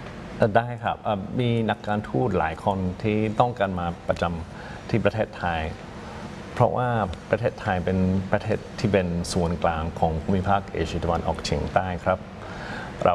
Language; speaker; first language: Thai; non-native, fluent; English